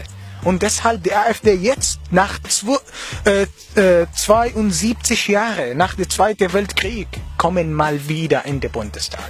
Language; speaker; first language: German; non-native, learner; Arabic